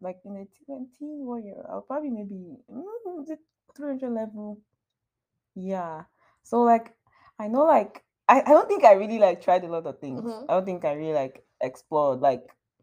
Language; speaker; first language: English; non-native, local second language; Yoruba